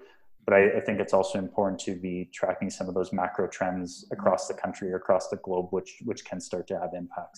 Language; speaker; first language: English; native; English